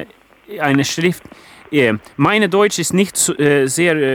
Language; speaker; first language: German; non-native, learner; Swedish